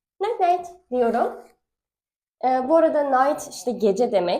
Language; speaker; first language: Turkish; non-native, fluent; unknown